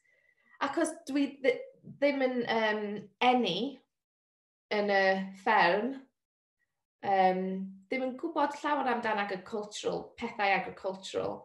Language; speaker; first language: Welsh; non-native, learner; English